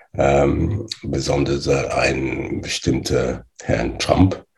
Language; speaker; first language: German; non-native, fluent; English